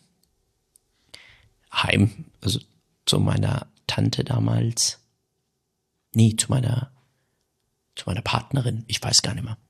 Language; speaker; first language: German; non-native, fluent; Persian